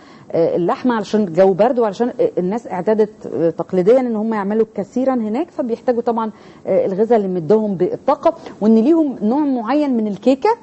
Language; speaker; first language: Arabic; native; Arabic